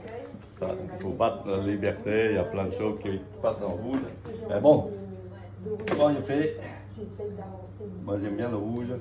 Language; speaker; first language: French; non-native, fluent; Vietnamese